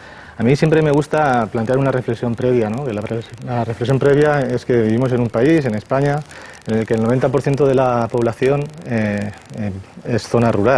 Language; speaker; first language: Spanish; native; Spanish